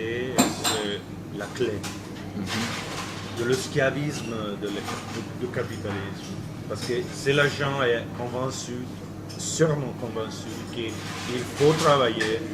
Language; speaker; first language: French; non-native, fluent; Italian